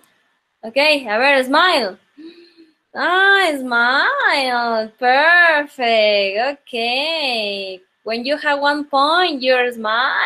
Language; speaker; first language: English; non-native, local second language; Spanish